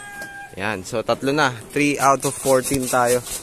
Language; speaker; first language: Filipino; native; Filipino